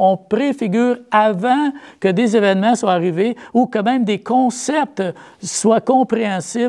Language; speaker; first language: French; native; French